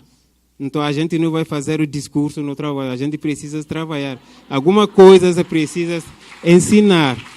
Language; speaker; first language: Portuguese; non-native, fluent; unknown